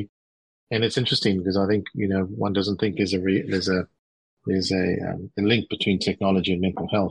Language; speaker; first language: English; native; English